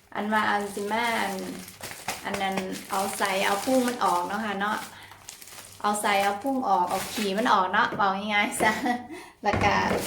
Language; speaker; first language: Thai; native; Thai